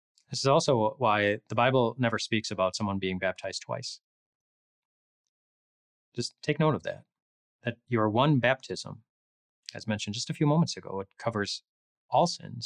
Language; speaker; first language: English; native; English